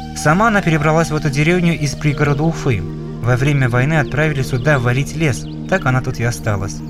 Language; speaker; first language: Russian; non-native, local second language; Bashkir